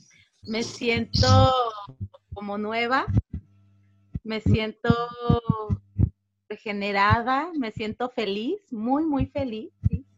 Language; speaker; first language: Spanish; native; Spanish